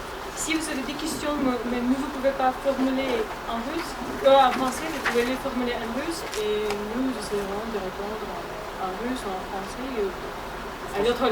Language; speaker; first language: French; non-native, fluent; Russian